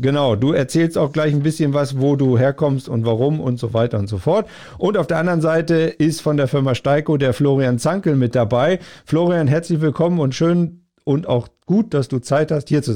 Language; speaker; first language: German; native; German